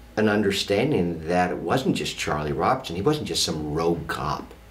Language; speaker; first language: English; native; English